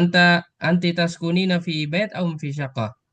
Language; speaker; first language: Arabic; non-native, fluent; Indonesian